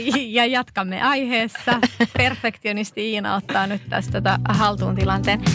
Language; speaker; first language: Finnish; native; Finnish